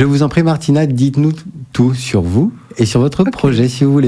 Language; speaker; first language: French; native; French